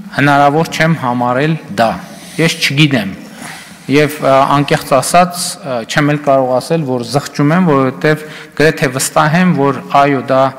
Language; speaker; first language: Armenian; native; Armenian